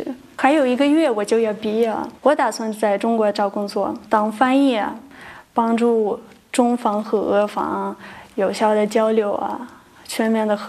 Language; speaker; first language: Chinese; non-native, fluent; Russian